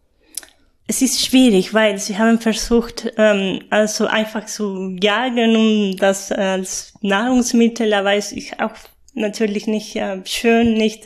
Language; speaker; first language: German; non-native, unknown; Spanish